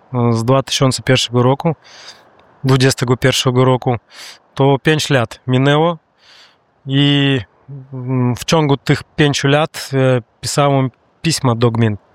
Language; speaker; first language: Polish; non-native, learner; Russian